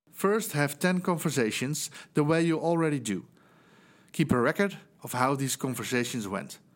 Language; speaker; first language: English; non-native, fluent; Dutch